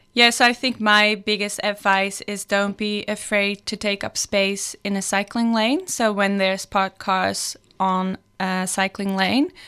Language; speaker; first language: English; non-native, fluent; Dutch